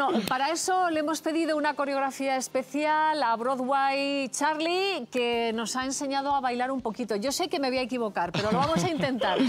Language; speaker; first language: Spanish; native; Spanish